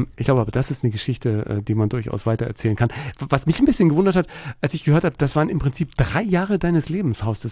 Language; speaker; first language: German; native; German